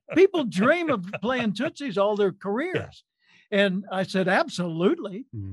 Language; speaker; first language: English; native; English